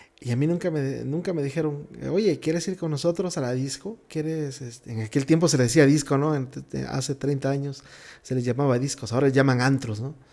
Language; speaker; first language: Spanish; native; Spanish